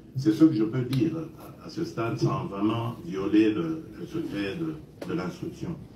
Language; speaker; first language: French; non-native, local second language; Luba-Lulua